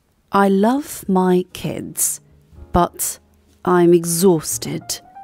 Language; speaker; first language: English; non-native, fluent; Korean